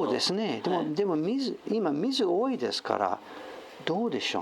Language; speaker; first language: Japanese; non-native, fluent; English